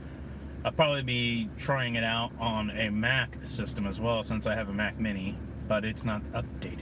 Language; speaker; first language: English; native; English